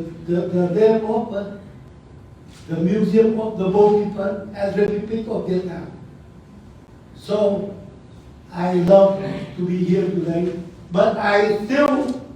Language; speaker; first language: English; non-native, learner; Vietnamese